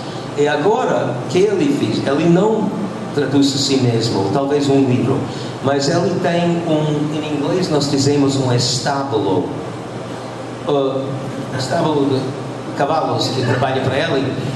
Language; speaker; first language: Portuguese; non-native, fluent; English